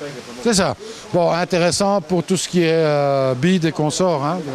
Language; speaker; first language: French; native; French